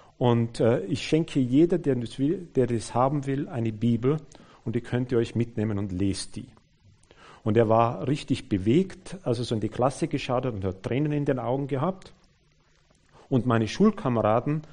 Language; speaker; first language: German; native; German